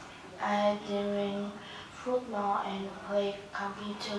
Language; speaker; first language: English; non-native, learner; Vietnamese